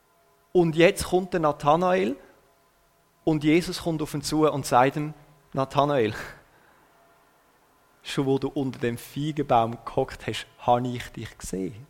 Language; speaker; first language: German; native; German